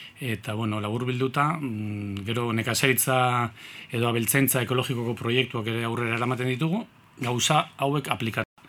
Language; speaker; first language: Basque; native; Basque